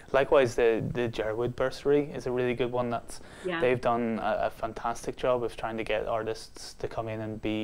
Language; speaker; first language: English; native; English